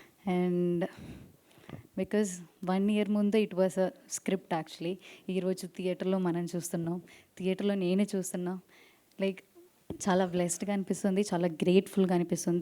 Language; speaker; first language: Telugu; non-native, learner; Malayalam